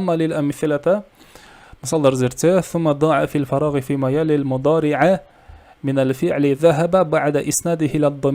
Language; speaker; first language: Arabic; non-native, fluent; Kazakh